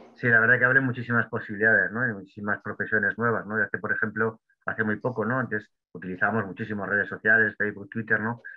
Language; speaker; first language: Spanish; native; Spanish